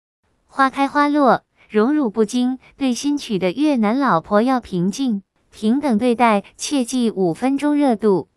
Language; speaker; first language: Chinese; non-native, fluent; Vietnamese